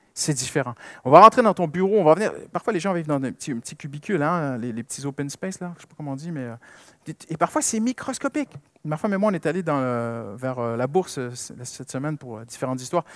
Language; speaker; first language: French; native; French